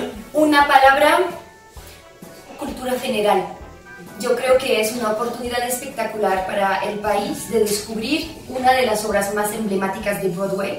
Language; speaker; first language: Spanish; non-native, fluent; French